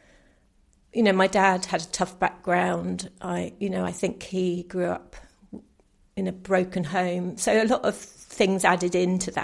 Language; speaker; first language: English; native; English